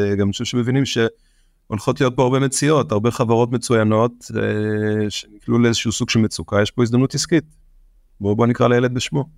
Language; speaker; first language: Hebrew; native; Hebrew